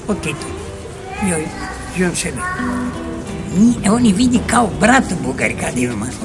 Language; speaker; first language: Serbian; early bilingual, heritage; Greek